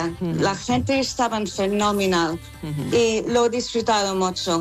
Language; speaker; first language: Spanish; non-native, fluent; English